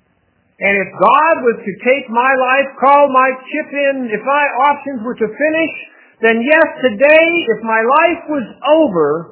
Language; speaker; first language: English; native; English